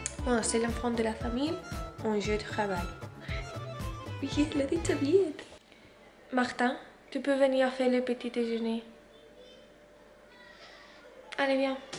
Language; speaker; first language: French; non-native, learner; Spanish